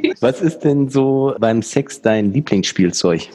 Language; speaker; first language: German; native; German